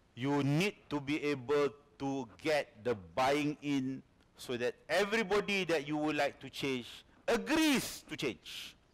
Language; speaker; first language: English; non-native, local second language; Malay